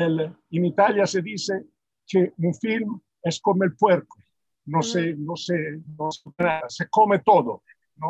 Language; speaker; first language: Spanish; non-native, fluent; Italian